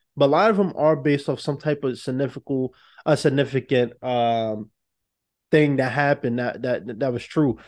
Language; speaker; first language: English; native; English